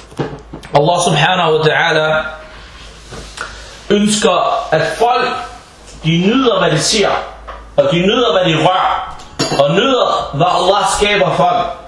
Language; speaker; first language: Danish; early bilingual, other home language; Arabic